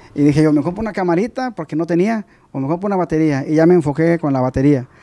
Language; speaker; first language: Spanish; native; Spanish